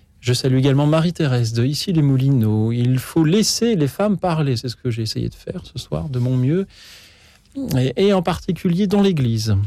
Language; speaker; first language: French; native; French